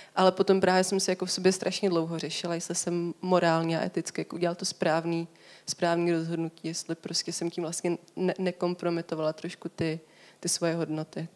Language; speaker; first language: Czech; native; Czech